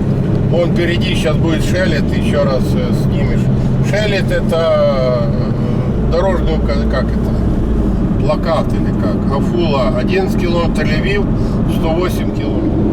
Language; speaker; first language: Russian; native; Russian